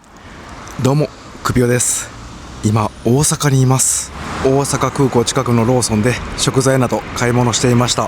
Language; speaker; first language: Japanese; native; Japanese